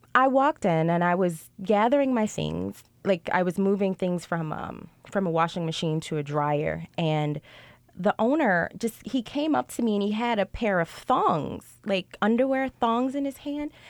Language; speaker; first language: English; native; English